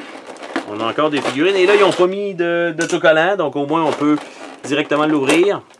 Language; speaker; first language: French; native; French